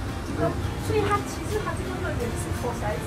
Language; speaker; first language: Chinese; native; Chinese